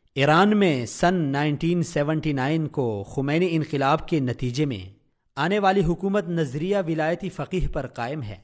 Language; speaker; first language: Urdu; native; Urdu